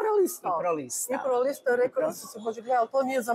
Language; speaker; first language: Croatian; native; Croatian